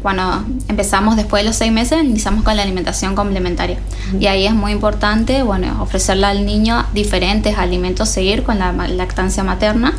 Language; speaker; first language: Spanish; native; Spanish